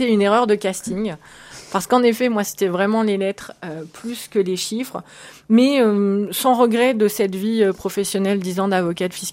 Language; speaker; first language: French; native; French